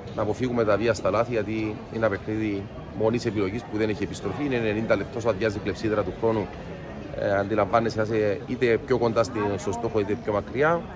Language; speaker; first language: Greek; native; Greek